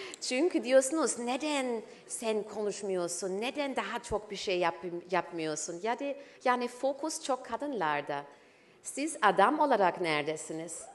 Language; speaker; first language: Turkish; early bilingual, heritage; German